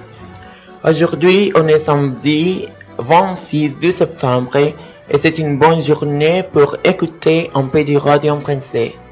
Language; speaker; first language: French; non-native, learner; Spanish